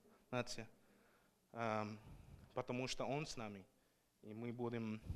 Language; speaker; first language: Russian; non-native, learner; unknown